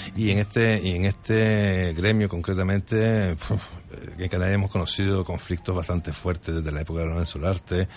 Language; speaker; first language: Spanish; early bilingual, other home language; French